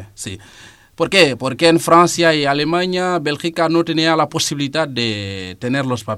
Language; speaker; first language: Spanish; non-native, fluent; Serer